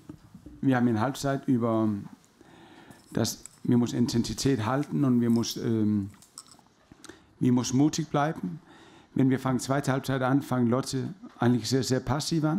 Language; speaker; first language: German; non-native, fluent; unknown